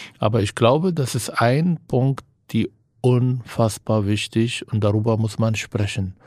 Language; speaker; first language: German; non-native, fluent; Arabic